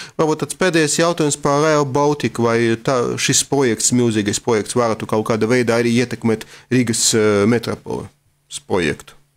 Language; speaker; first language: Latvian; non-native, local second language; Russian